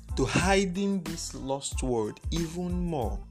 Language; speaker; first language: English; non-native, local second language; Igbo